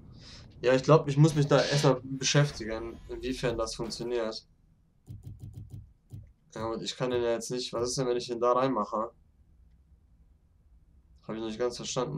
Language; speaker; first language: German; native; German